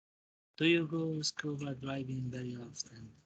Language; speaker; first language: English; non-native, learner; Spanish